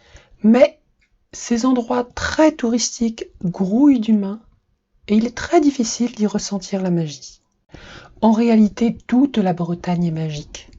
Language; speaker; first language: French; native; French